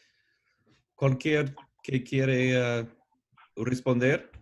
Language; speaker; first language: Spanish; non-native, learner; English